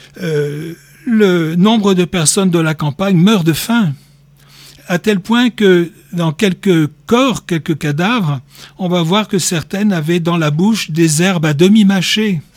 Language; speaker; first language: French; native; French